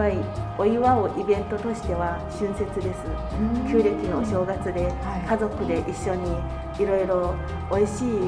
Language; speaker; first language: Japanese; non-native, fluent; Chinese